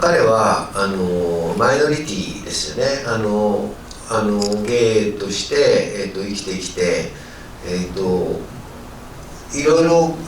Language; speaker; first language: Japanese; native; Japanese